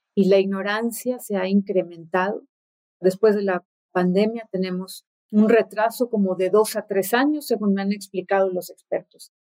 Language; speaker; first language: Spanish; native; Spanish